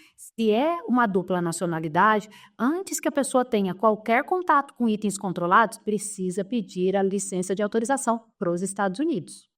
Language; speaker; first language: Portuguese; native; Portuguese